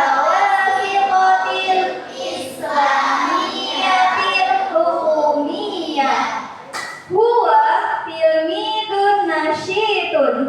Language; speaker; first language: Arabic; non-native, fluent; Indonesian